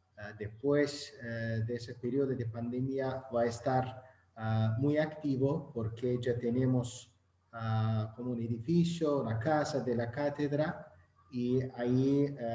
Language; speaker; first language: Spanish; non-native, learner; Azerbaijani